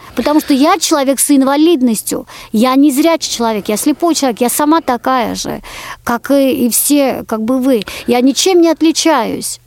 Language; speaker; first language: Russian; non-native, local second language; Georgian